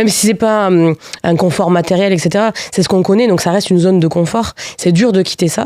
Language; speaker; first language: French; native; French